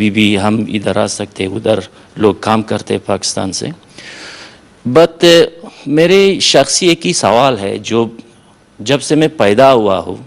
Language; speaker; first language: Hindi; non-native, fluent; Persian